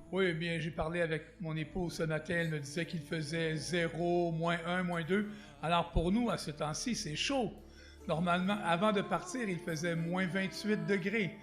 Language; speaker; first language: French; native; French